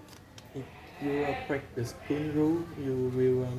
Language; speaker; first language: English; non-native, learner; Vietnamese